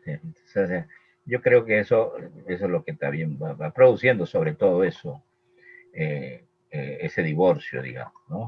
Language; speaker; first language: Spanish; native; Spanish